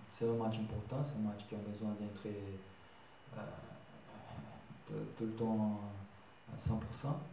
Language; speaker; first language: French; non-native, learner; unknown